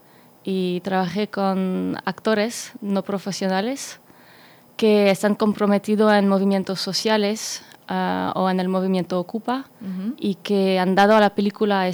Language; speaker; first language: Spanish; non-native, fluent; French